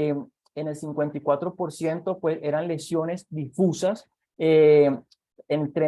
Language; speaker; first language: Spanish; native; Spanish